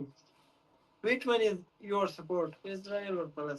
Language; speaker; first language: English; non-native, learner; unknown